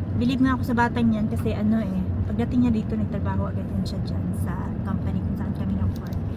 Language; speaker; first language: Filipino; non-native, local second language; Cebuano